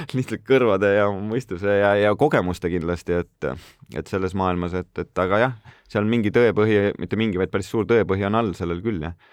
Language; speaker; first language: Estonian; native; Estonian